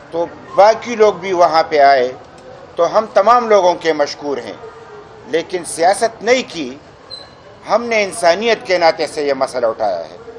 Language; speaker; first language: Urdu; non-native, local second language; Pashto